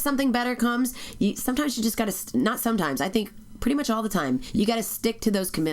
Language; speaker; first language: English; native; English